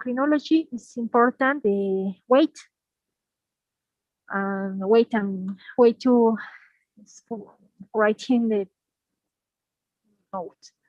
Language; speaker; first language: English; non-native, learner; Spanish